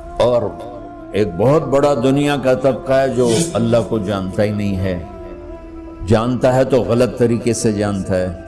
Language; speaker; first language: Urdu; non-native, local second language; Punjabi